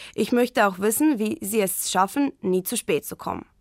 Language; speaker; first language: German; non-native, fluent; Croatian